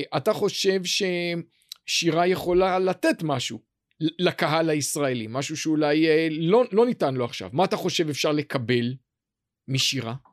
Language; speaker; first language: Hebrew; native; Hebrew